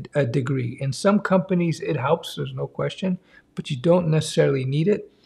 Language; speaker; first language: English; native; English